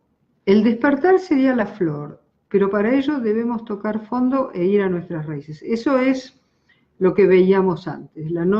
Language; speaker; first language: Spanish; native; Spanish